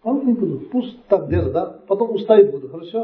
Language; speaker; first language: Russian; non-native, learner; Tibetan